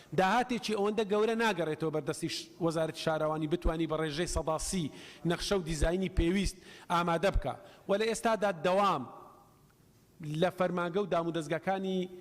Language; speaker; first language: Central Kurdish; native; Central Kurdish